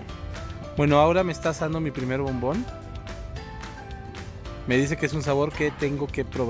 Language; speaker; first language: Spanish; native; Spanish